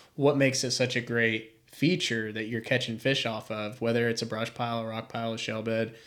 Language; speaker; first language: English; native; English